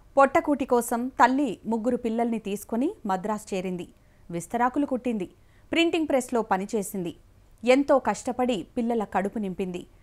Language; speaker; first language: Telugu; native; Telugu